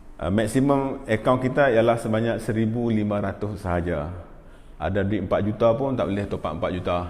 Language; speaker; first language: Malay; native; Malay